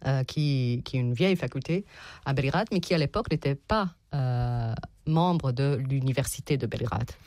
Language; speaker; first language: French; non-native, fluent; Serbian